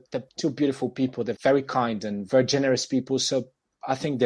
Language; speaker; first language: English; non-native, fluent; French